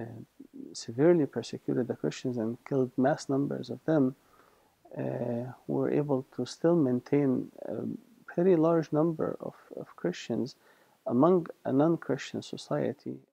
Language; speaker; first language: English; non-native, fluent; Arabic